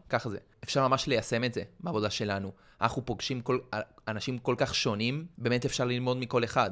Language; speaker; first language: Hebrew; non-native, fluent; Spanish